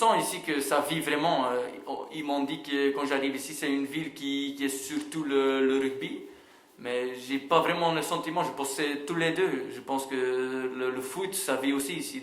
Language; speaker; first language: French; non-native, local second language; Dutch